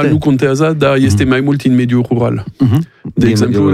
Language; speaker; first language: Romanian; non-native, learner; French